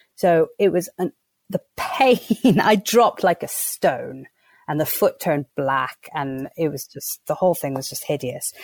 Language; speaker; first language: English; native; English